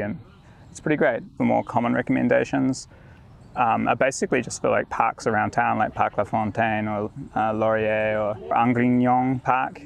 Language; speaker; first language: English; native; English